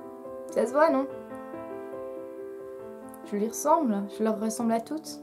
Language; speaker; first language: French; native; French